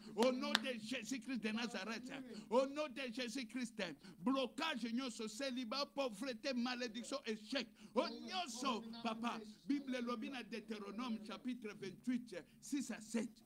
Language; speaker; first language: French; non-native, local second language; Lingala